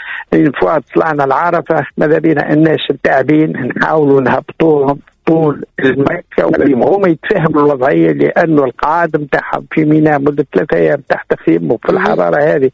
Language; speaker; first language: Arabic; native; Arabic